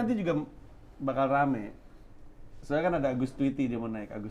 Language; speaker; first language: Indonesian; native; Indonesian